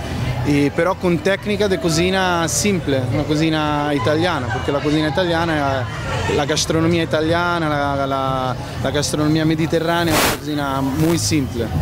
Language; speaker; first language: Portuguese; non-native, learner; Italian